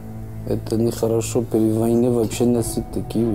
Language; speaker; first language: Russian; non-native, learner; Persian